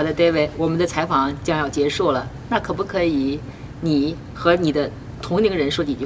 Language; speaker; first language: Chinese; native; Chinese